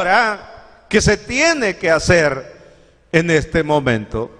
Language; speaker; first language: Spanish; native; Spanish